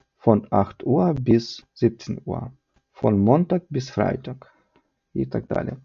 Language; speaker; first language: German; non-native, fluent; Ukrainian